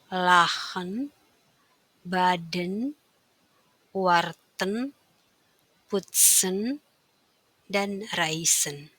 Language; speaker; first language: German; non-native, fluent; Indonesian